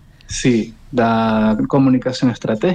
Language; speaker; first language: Catalan; non-native, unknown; Spanish